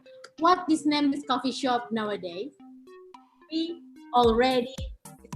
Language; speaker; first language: English; non-native, fluent; Indonesian